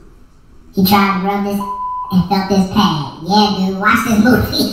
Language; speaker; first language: English; native; English